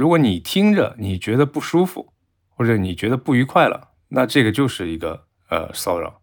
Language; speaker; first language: Chinese; non-native, fluent; Japanese